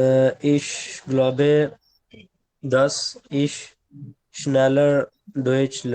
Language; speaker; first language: German; non-native, learner; Urdu